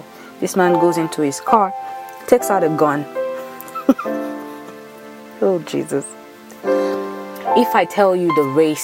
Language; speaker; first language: English; non-native, local second language; Yoruba